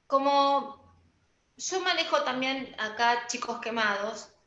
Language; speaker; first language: Spanish; native; Spanish